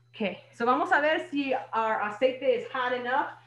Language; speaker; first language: English; native; English